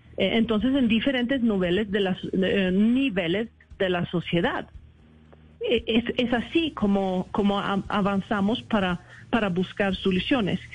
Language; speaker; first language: Spanish; non-native, fluent; Swedish